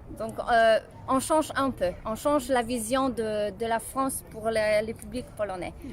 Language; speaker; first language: French; non-native, fluent; Polish